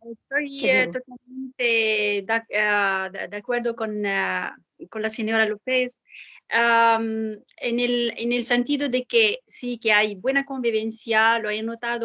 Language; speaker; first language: Spanish; non-native, fluent; Arabic